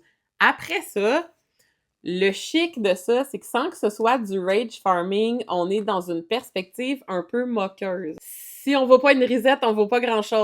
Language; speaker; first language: French; native; French